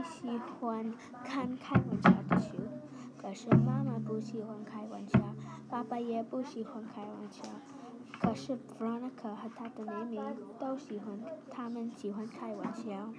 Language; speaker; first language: Chinese; non-native, learner; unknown